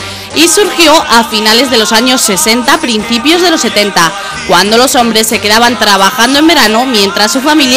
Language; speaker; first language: Spanish; native; Spanish